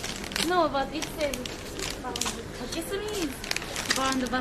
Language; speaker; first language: English; non-native, learner; Japanese